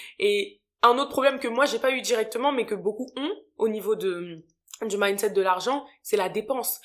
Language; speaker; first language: French; native; French